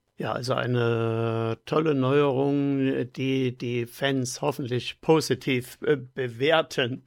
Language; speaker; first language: German; native; German